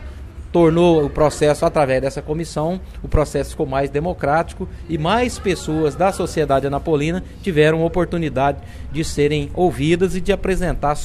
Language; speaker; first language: Portuguese; native; Portuguese